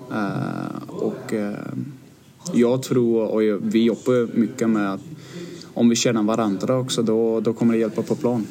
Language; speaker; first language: Swedish; non-native, fluent; Danish